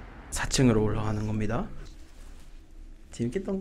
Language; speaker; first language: Korean; non-native, fluent; English